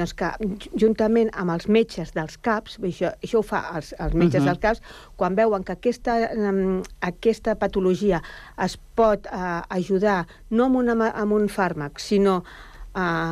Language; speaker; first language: Catalan; native; Catalan